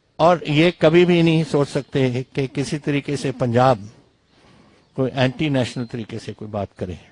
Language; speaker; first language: Hindi; non-native, local second language; Punjabi